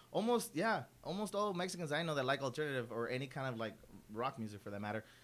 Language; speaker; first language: English; early bilingual, other home language; Spanish